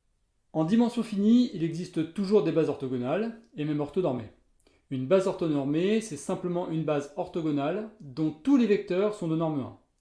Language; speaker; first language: French; native; French